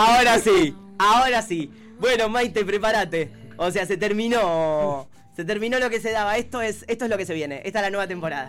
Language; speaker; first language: Spanish; native; Spanish